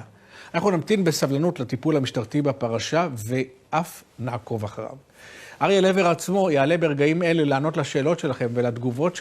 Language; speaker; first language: Hebrew; native; Hebrew